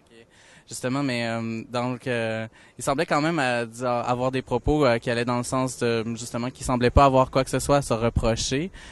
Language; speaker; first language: French; native; French